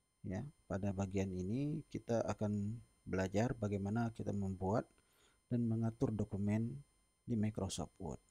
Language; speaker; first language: Indonesian; native; Indonesian